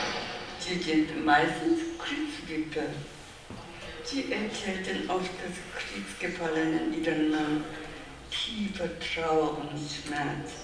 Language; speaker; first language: German; non-native, fluent; Korean